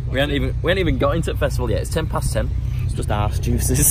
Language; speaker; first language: English; native; English